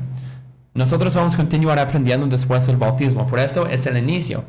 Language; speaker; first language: Spanish; non-native, fluent; English